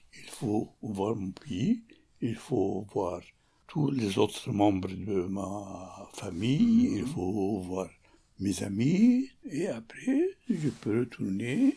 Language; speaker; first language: French; non-native, learner; Arabic